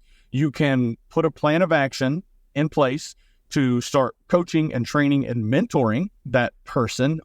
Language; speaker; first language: English; native; English